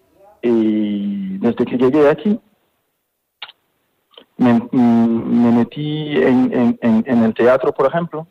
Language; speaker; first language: Spanish; non-native, fluent; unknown